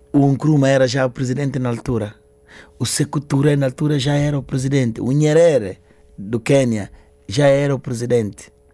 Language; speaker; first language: Portuguese; non-native, local second language; Upper Guinea Crioulo